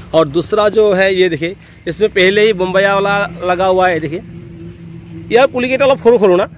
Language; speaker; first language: Hindi; non-native, local second language; Assamese